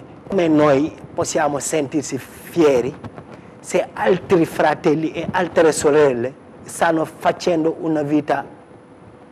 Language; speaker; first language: Italian; non-native, fluent; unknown